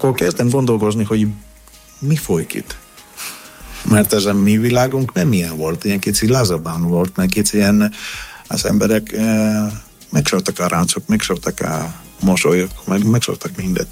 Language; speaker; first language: Hungarian; non-native, learner; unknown